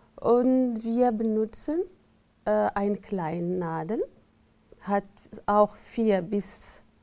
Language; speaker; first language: German; non-native, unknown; Arabic